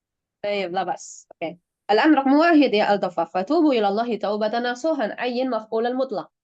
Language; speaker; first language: Arabic; non-native, fluent; Indonesian